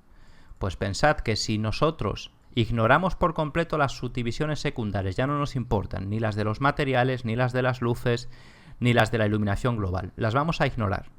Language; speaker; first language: Spanish; native; Spanish